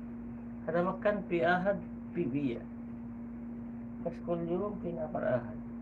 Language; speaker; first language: Arabic; non-native, learner; Filipino